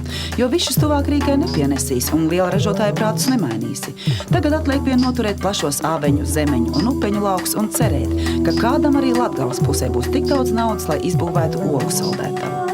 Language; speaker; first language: Latvian; native; Latvian